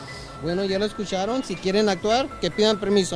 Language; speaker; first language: Spanish; native; Spanish